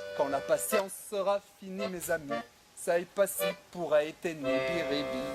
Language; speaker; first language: French; native; French